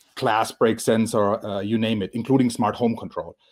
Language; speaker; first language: English; non-native, fluent; German